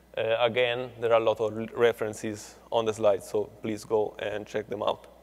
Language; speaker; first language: English; non-native, fluent; Italian